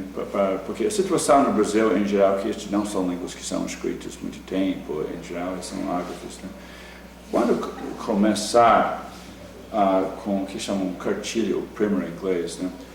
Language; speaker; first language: Portuguese; non-native, fluent; English